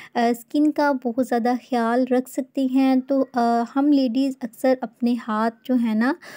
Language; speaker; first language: Urdu; native; Urdu